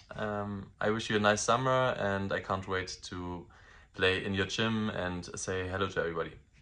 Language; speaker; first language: English; non-native, fluent; German